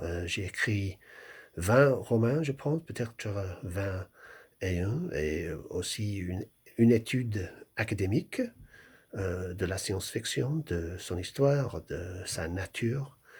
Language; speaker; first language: French; non-native, fluent; English